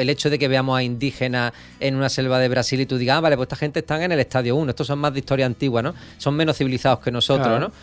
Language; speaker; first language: Spanish; native; Spanish